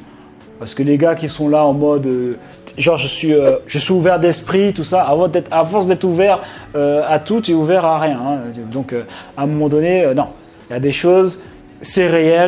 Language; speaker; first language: French; native; French